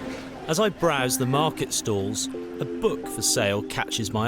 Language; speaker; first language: English; native; English